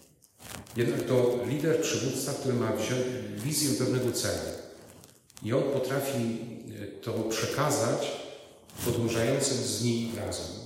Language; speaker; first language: Polish; native; Polish